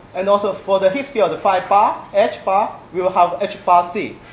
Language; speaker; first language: English; non-native, fluent; Chinese